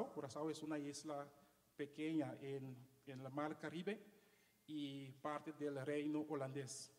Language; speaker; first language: Spanish; non-native, fluent; Papiamento